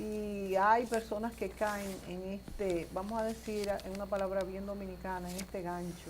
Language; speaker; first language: Spanish; native; Spanish